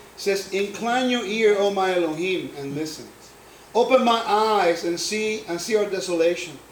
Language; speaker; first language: English; non-native, fluent; Spanish